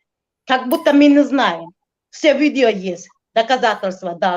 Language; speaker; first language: Russian; non-native, local second language; Tajik